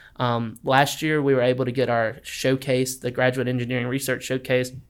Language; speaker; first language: English; native; English